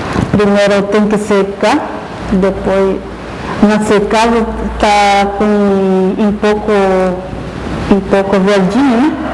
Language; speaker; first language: Portuguese; non-native, local second language; Guarani